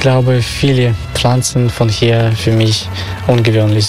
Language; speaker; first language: German; non-native, fluent; Russian